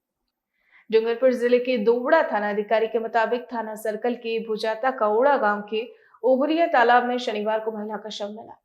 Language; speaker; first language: Hindi; native; Hindi